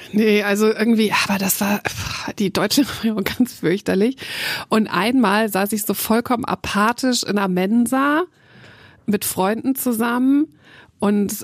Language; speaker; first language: German; native; German